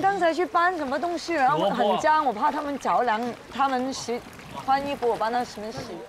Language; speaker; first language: Chinese; non-native, local second language; Cantonese